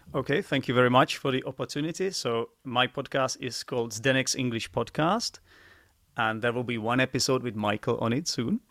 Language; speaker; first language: English; non-native, fluent; Czech